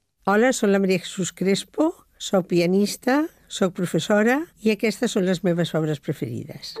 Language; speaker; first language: Catalan; non-native, local second language; Spanish